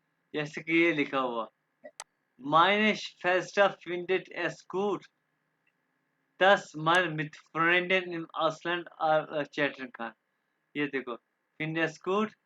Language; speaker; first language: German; non-native, fluent; Urdu